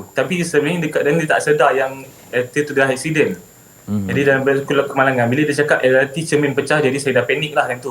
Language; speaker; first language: Malay; native; Malay